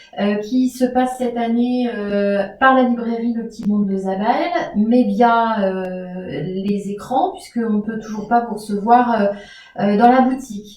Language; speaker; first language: French; native; French